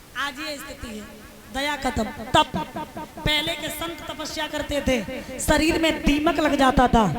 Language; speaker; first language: Hindi; native; Hindi